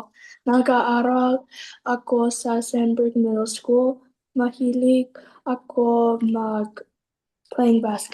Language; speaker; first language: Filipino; non-native, learner; English